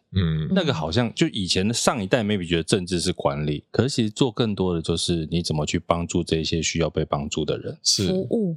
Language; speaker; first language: Chinese; native; Chinese